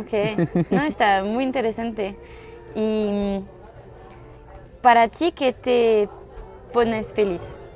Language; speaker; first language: Spanish; non-native, learner; French